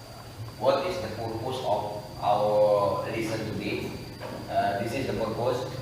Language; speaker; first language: English; non-native, learner; Indonesian